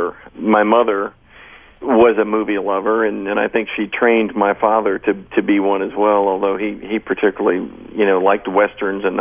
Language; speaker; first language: English; native; English